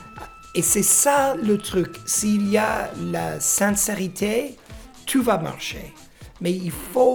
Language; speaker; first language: French; non-native, fluent; English